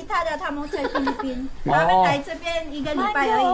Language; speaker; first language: Chinese; non-native, learner; Filipino